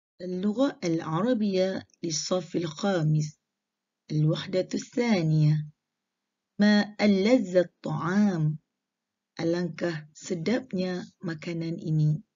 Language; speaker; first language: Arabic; non-native, fluent; Malay